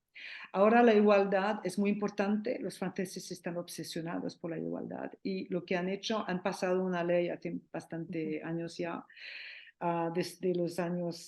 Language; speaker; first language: Spanish; non-native, fluent; French